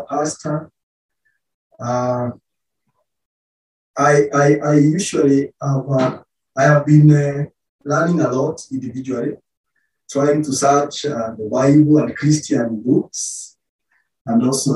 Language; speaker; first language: English; non-native, local second language; Kikuyu